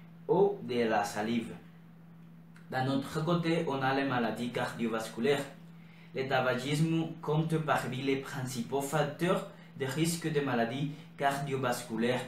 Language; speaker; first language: French; non-native, learner; Spanish